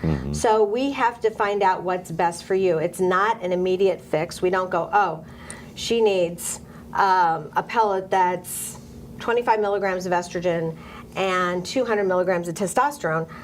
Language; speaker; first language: English; native; English